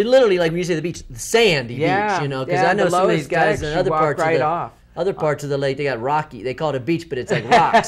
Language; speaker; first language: English; native; English